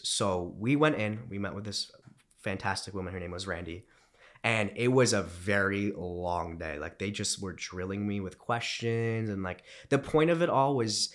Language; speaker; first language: English; early bilingual, other home language; Romanian